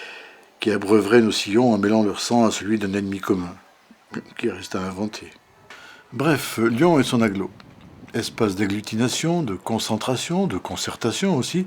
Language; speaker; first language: French; native; French